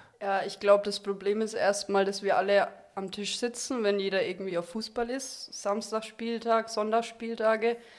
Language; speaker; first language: German; native; German